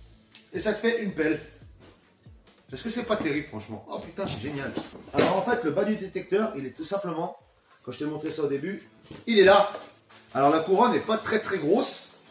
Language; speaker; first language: French; native; French